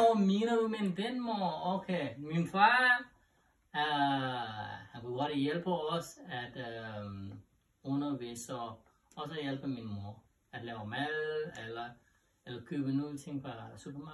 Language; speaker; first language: Danish; non-native, learner; Nepali